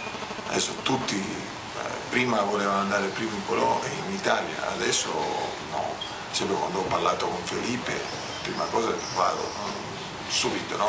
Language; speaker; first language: Italian; non-native, fluent; Spanish